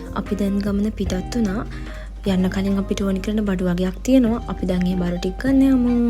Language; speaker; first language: Sinhala; native; Sinhala